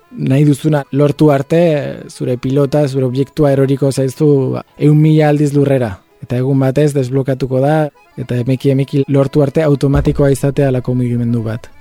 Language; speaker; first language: Basque; non-native, fluent; Spanish